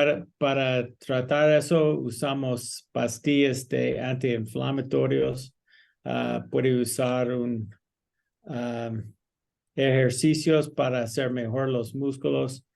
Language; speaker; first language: Spanish; non-native, learner; English